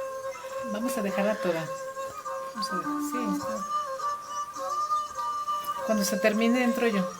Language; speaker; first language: Spanish; native; Spanish